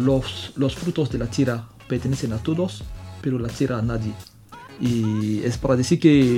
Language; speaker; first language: Spanish; non-native, fluent; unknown